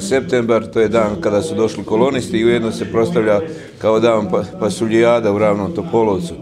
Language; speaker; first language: Serbian; native; Serbian